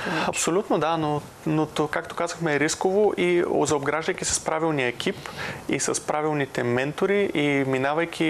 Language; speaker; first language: Bulgarian; native; Bulgarian